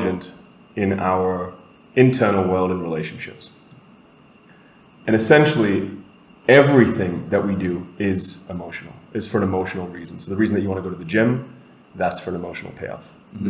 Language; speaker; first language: English; native; English